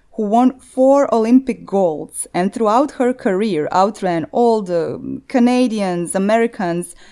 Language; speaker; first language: English; non-native, fluent; Croatian